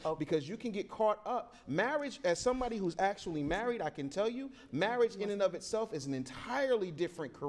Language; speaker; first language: English; native; English